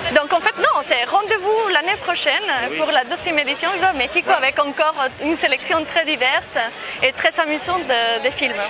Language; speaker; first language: French; non-native, fluent; Spanish